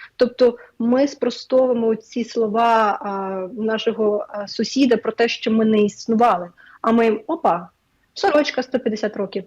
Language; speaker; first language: Ukrainian; native; Ukrainian